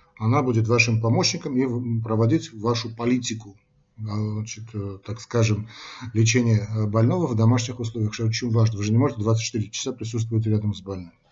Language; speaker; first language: Russian; non-native, local second language; Armenian